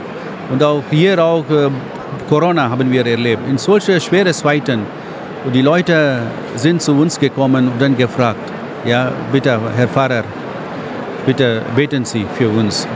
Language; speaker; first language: German; non-native, fluent; Tamil